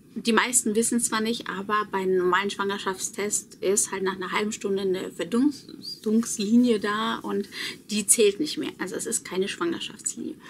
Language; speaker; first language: German; early bilingual, other home language; Polish